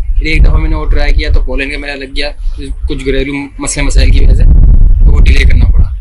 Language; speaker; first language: Urdu; non-native, local second language; Punjabi